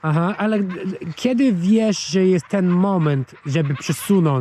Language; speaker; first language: Polish; non-native, fluent; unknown